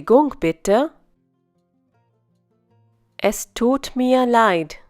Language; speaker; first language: German; non-native, fluent; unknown